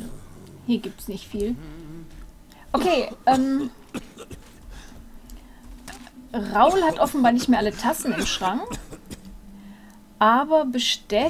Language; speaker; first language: German; native; German